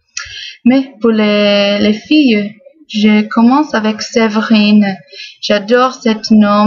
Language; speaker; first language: French; non-native, fluent; English